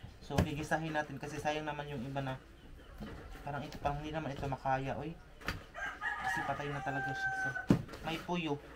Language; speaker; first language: Filipino; non-native, local second language; Cebuano